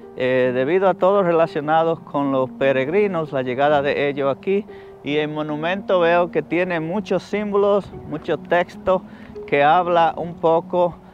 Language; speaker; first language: Spanish; native; Spanish